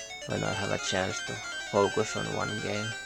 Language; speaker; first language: English; non-native, fluent; Finnish